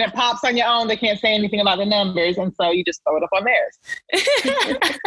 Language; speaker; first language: English; native; English